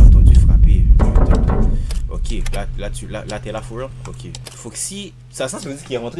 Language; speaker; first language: French; native; French